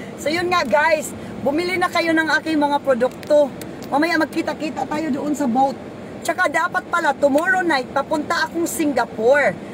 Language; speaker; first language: Filipino; non-native, local second language; Cebuano